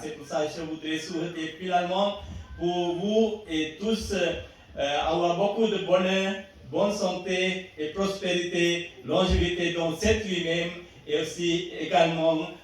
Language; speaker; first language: French; non-native, fluent; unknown